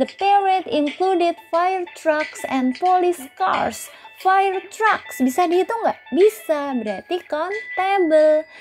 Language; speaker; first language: English; non-native, fluent; Indonesian